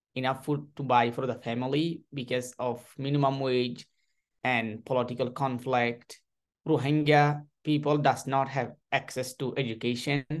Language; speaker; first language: English; non-native, fluent; Burmese